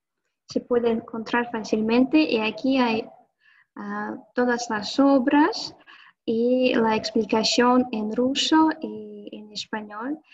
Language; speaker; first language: Spanish; non-native, fluent; Russian